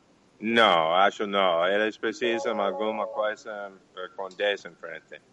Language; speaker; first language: Portuguese; non-native, fluent; English